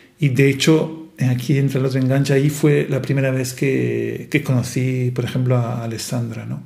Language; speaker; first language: Spanish; non-native, fluent; Italian